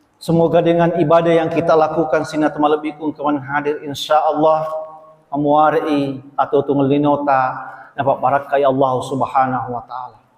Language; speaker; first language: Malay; non-native, local second language; Buginese